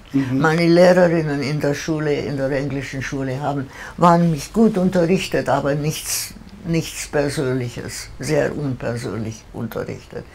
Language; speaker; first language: German; non-native, fluent; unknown